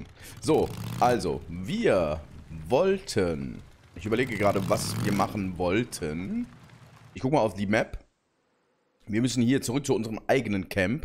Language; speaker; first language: German; native; German